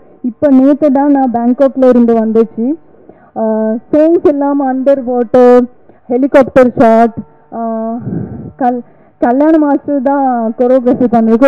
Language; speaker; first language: Tamil; non-native, learner; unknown